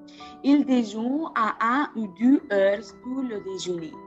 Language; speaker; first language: French; non-native, learner; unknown